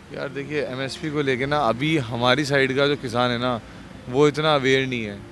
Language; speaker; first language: Hindi; native; Hindi